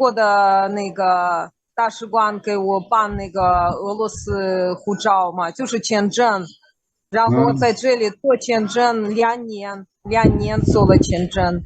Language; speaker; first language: Chinese; non-native, fluent; Russian